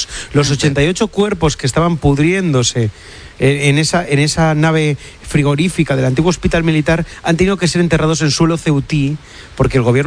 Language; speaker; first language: Spanish; native; Spanish